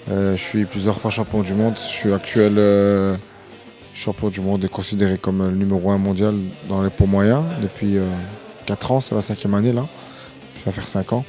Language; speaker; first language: French; early bilingual, other home language; Arabic